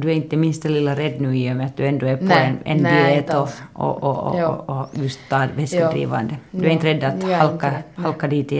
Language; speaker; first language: Swedish; native; Swedish